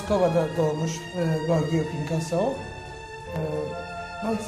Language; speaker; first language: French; non-native, fluent; Turkish